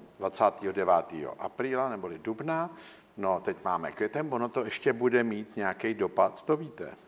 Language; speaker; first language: Czech; native; Czech